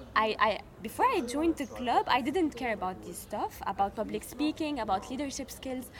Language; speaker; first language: English; non-native, fluent; Arabic